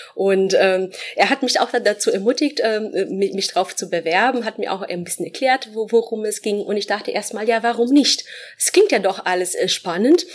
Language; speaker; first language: German; non-native, fluent; Portuguese